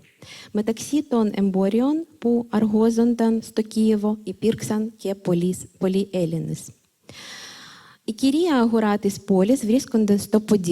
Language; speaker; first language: Greek; non-native, fluent; Ukrainian